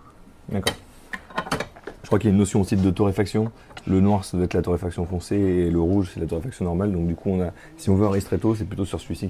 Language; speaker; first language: French; native; French